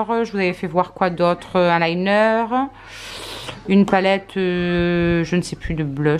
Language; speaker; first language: French; native; French